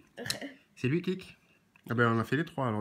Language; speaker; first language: French; native; French